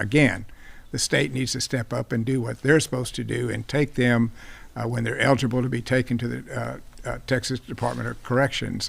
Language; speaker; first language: English; native; English